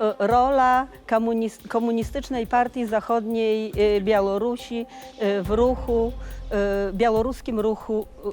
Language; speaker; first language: Polish; non-native, learner; Belarusian